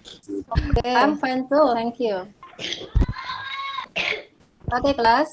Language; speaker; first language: English; non-native, fluent; Indonesian